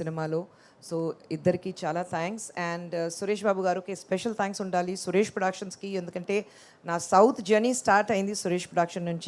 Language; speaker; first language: Telugu; non-native, local second language; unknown